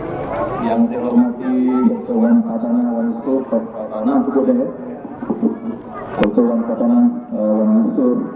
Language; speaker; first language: Malay; native; Malay